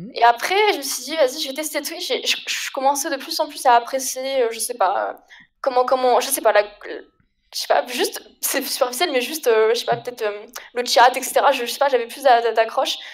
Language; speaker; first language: French; native; French